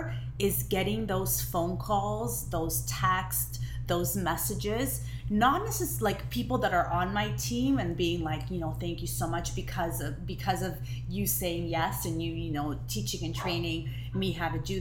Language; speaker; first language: English; non-native, fluent; Hebrew